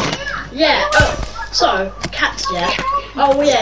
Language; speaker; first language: English; native; English